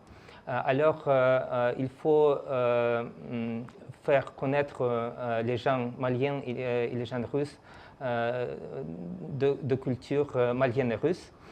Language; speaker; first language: French; non-native, fluent; Russian